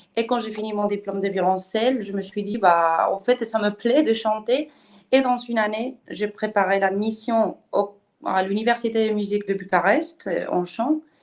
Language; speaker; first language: French; non-native, fluent; Spanish